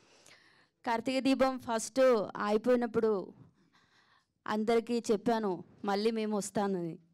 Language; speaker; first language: Telugu; non-native, fluent; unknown